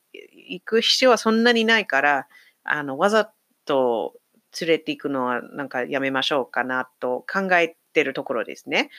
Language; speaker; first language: Japanese; non-native, fluent; English